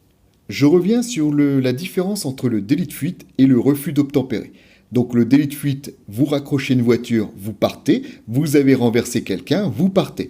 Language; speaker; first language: French; native; French